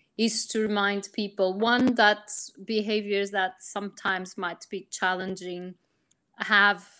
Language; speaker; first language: English; non-native, fluent; Portuguese